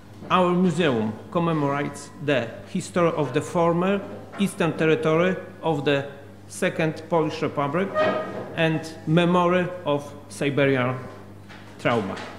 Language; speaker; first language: English; non-native, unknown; Polish